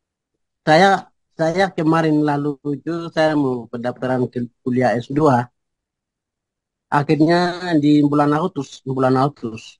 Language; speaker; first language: Indonesian; non-native, local second language; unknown